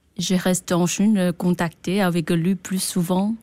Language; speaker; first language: French; non-native, learner; Chinese